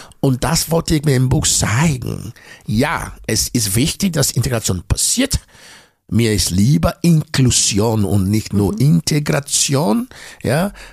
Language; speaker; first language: German; non-native, fluent; Bini